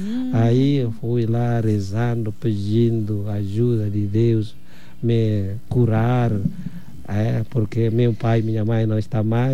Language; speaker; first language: Portuguese; non-native, fluent; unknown